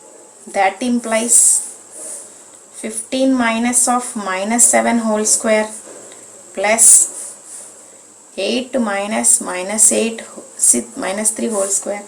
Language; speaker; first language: English; non-native, local second language; Telugu